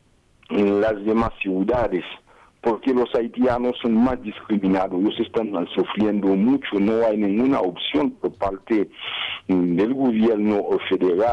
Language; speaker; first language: Spanish; non-native, fluent; Haitian Creole